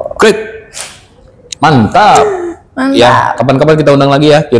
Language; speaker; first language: Indonesian; native; Indonesian